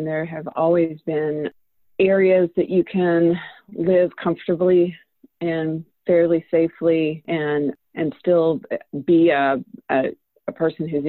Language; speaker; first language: English; native; English